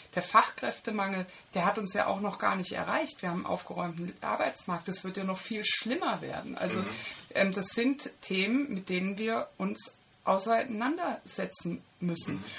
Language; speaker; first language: German; native; German